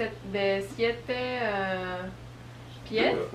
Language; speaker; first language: Spanish; non-native, fluent; French